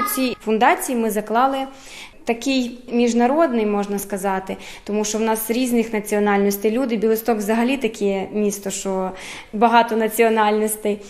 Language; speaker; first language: Ukrainian; early bilingual, heritage; Ukrainian